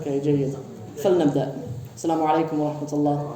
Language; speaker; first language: Arabic; non-native, fluent; English